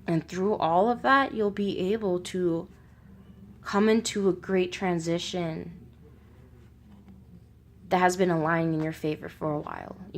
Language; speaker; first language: English; native; English